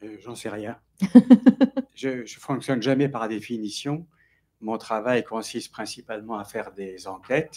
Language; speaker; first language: French; native; French